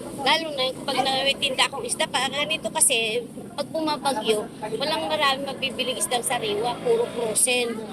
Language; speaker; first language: Filipino; non-native, local second language; Hiligaynon